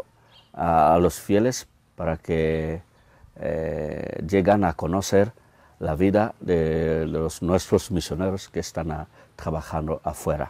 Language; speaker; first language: Spanish; non-native, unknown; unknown